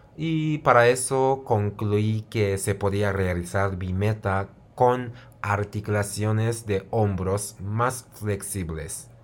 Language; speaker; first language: Spanish; non-native, fluent; Japanese